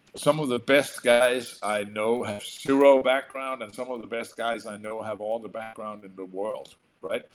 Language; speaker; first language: English; non-native, fluent; Danish